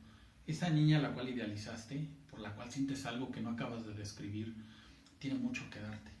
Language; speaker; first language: Spanish; native; Spanish